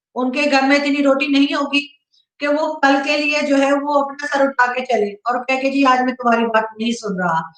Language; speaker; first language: Urdu; native; Urdu